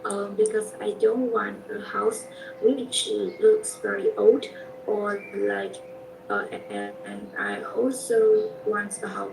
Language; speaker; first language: English; non-native, learner; Vietnamese